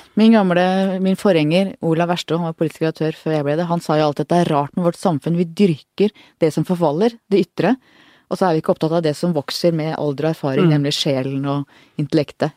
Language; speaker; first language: Norwegian; native; Norwegian